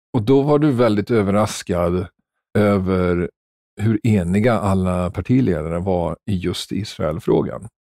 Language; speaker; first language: Swedish; non-native, fluent; English